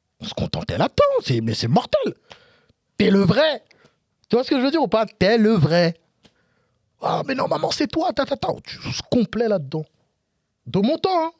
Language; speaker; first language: French; native; French